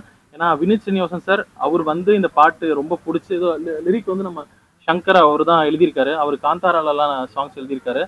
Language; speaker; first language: Tamil; native; Tamil